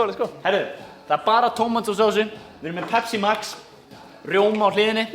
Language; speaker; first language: Icelandic; non-native, fluent; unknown